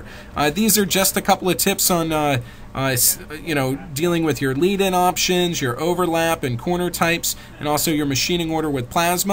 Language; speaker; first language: English; native; English